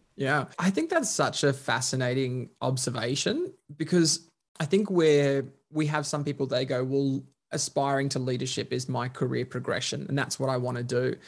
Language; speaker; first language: English; native; English